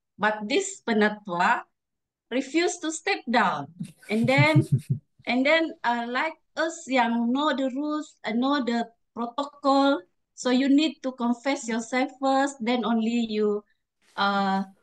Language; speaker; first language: English; non-native, learner; Malay